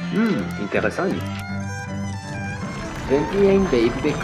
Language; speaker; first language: German; non-native, learner; Spanish